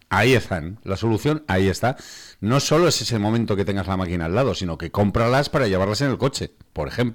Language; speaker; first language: Spanish; native; Spanish